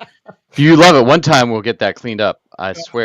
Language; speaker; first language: English; native; English